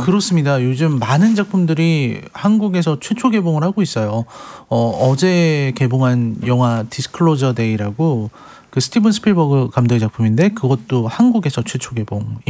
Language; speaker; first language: Korean; native; Korean